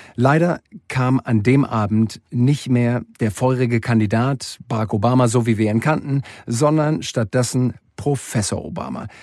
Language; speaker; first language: German; native; German